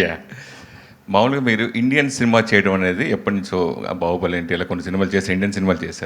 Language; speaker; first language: Telugu; native; Telugu